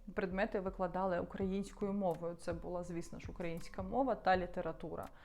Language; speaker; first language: Ukrainian; non-native, local second language; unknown